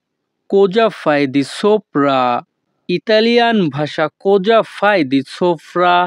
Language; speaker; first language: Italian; non-native, learner; Bangla